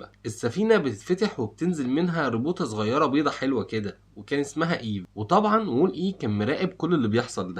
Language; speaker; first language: Arabic; native; Arabic